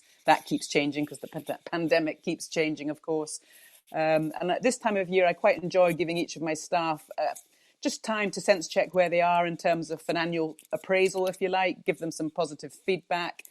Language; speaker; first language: English; native; English